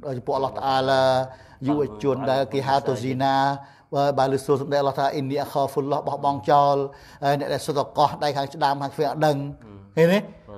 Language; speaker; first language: Khmer; non-native, local second language; Eastern Cham